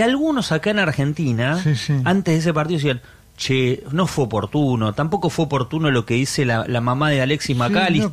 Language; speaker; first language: Spanish; native; Spanish